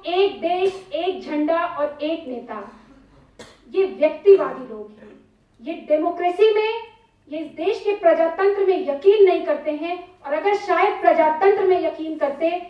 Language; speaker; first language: Hindi; native; Hindi